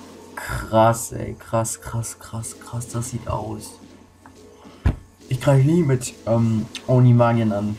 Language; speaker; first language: German; native; German